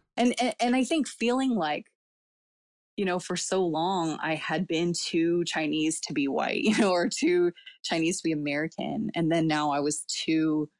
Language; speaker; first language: English; early bilingual, other home language; Cantonese